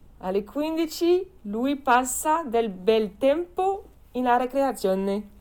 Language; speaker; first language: Italian; non-native, learner; French